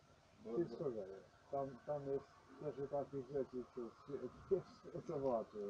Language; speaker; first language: Polish; non-native, learner; Ukrainian